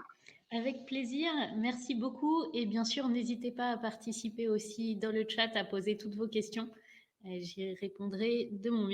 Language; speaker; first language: French; native; French